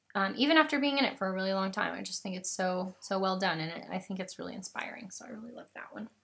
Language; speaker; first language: English; native; English